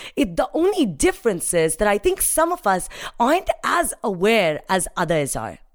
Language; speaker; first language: English; non-native, local second language; Hindi